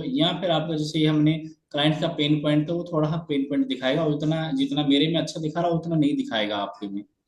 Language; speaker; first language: Hindi; native; Hindi